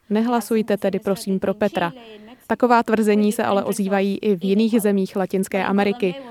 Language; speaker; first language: Czech; native; Czech